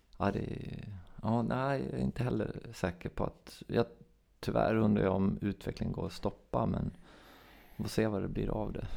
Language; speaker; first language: Swedish; native; Swedish